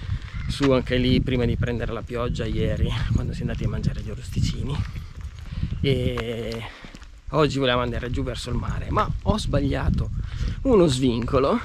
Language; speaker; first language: Italian; native; Italian